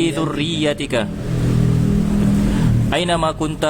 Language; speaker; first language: Arabic; non-native, learner; Indonesian